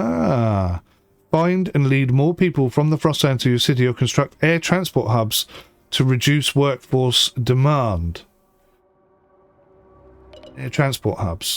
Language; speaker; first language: English; native; English